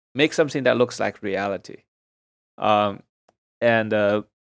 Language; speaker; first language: English; non-native, fluent; Chinese